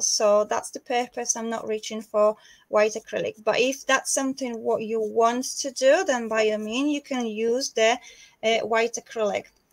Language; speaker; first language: English; non-native, fluent; Polish